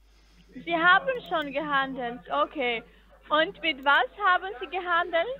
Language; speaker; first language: German; non-native, fluent; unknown